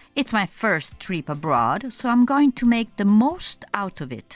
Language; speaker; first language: English; non-native, fluent; Italian